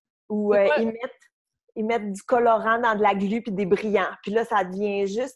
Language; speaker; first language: French; native; French